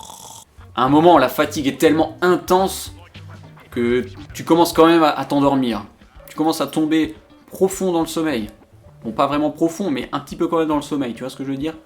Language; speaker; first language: French; native; French